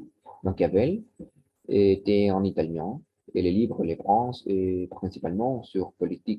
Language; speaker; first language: French; non-native, learner; Spanish